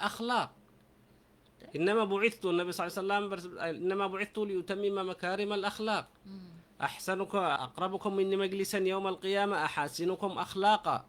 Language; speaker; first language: Arabic; non-native, fluent; Malay